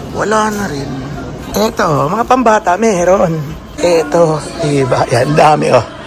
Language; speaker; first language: Filipino; native; Filipino